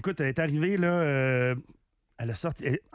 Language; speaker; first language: French; native; French